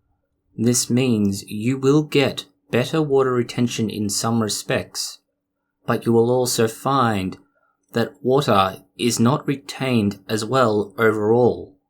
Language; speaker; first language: English; native; English